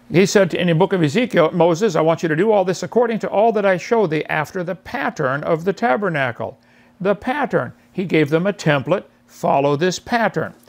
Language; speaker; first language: English; native; English